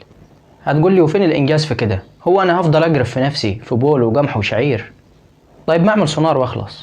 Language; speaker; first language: Arabic; native; Arabic